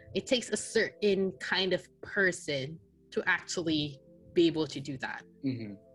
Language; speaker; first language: English; non-native, local second language; Filipino